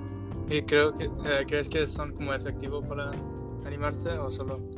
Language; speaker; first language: Spanish; non-native, learner; English